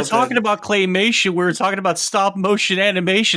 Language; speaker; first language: English; native; English